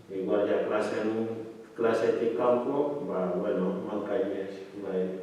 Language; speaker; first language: Basque; non-native, learner; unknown